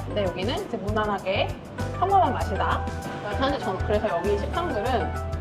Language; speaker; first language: Korean; native; Korean